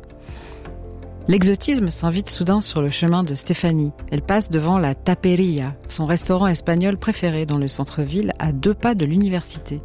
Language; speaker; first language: French; native; French